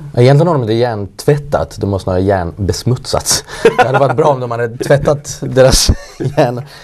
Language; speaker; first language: Swedish; early bilingual, other home language; Persian